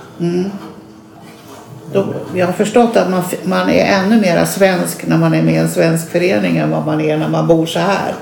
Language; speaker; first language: Swedish; native; Swedish